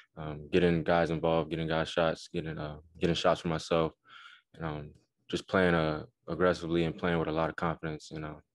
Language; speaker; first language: English; native; English